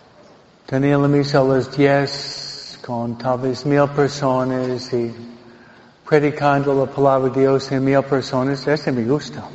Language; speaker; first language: Spanish; non-native, fluent; English